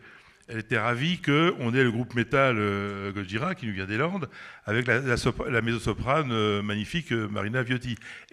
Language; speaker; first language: French; native; French